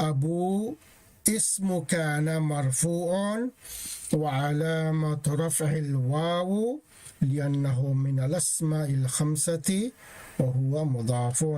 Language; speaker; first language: Arabic; non-native, fluent; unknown